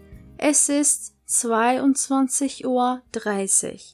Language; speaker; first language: German; non-native, fluent; Turkish